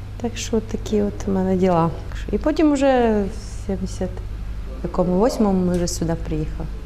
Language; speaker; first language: Ukrainian; native; Ukrainian